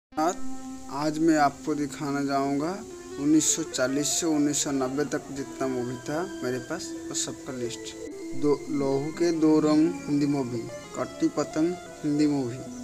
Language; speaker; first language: Hindi; non-native, local second language; Odia